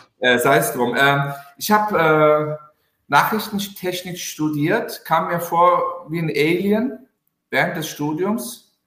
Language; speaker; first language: German; early bilingual, other home language; Turkish